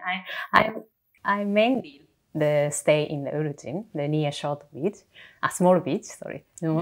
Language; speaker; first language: English; non-native, learner; Japanese